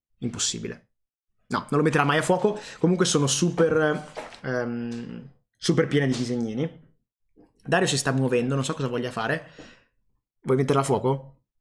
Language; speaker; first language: Italian; native; Italian